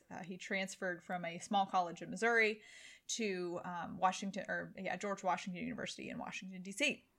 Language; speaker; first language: English; native; English